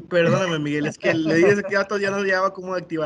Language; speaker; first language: Spanish; native; Spanish